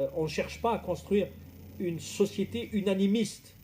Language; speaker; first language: French; non-native, local second language; Arabic